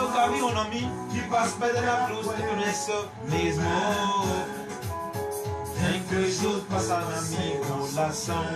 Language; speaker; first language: Portuguese; non-native, learner; Haitian Creole